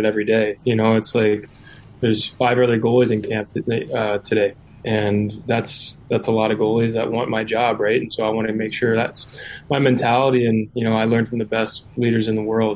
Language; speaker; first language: English; native; English